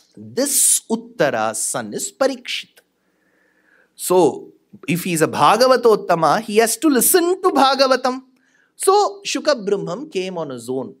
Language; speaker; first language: English; non-native, local second language; Tamil